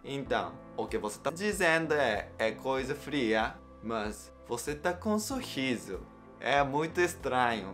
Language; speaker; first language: Portuguese; non-native, learner; Japanese